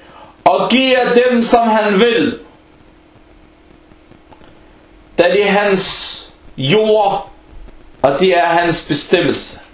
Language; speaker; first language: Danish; non-native, fluent; Arabic